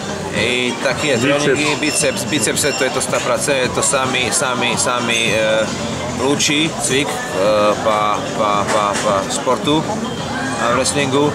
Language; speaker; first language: Russian; non-native, learner; Slovak